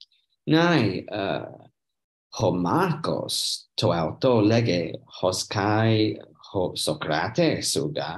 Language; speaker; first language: Greek; non-native, learner; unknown